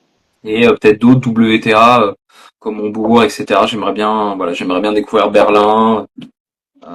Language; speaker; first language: French; native; French